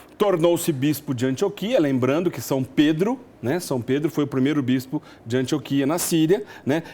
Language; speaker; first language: Portuguese; native; Portuguese